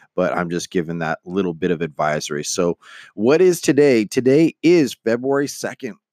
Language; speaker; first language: English; native; English